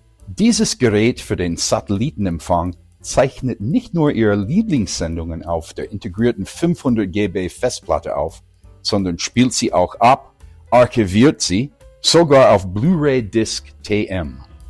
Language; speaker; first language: German; native; German